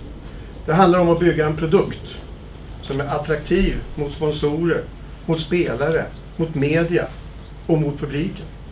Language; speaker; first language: Swedish; native; Swedish